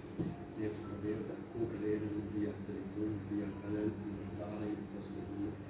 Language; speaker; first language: Dutch; non-native, learner; Kurdish